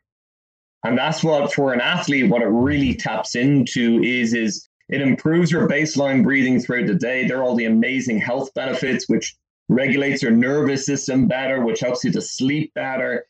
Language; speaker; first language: English; native; English